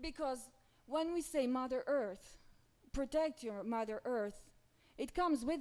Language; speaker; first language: English; non-native, fluent; Romanian